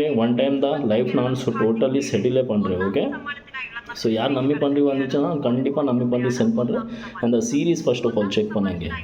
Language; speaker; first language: Tamil; non-native, learner; Kannada